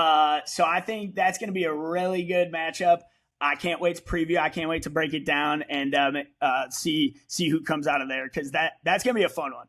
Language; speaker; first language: English; native; English